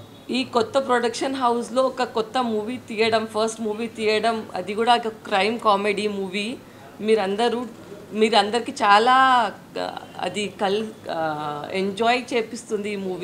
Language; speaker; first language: Telugu; non-native, fluent; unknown